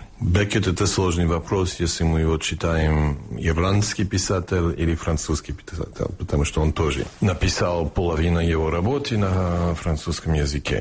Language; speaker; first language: Russian; non-native, fluent; English